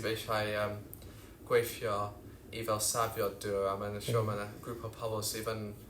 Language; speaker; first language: Welsh; non-native, local second language; English